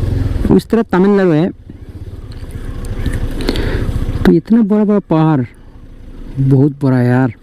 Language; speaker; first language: Hindi; non-native, local second language; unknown